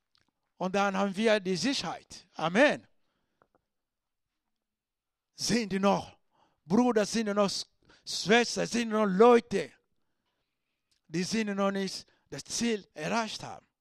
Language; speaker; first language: German; non-native, learner; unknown